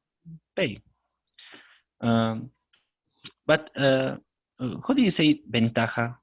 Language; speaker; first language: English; non-native, learner; Spanish